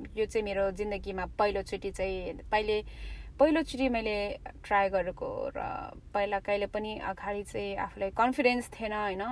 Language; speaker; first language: Nepali; early bilingual, heritage; Nepali